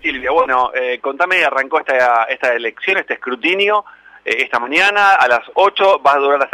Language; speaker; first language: Spanish; native; Spanish